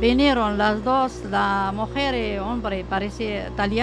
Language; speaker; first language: Spanish; non-native, learner; Arabic